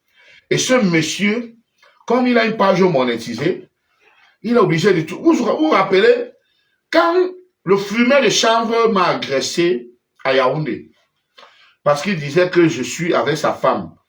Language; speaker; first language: French; native; French